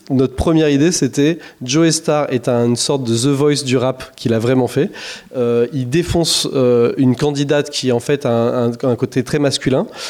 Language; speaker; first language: French; native; French